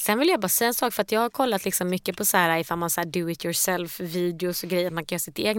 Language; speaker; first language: Swedish; native; Swedish